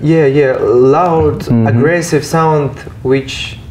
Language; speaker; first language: English; non-native, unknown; Russian